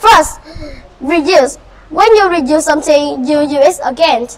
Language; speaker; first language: English; non-native, fluent; Vietnamese